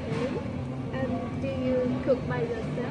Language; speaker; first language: English; non-native, learner; Thai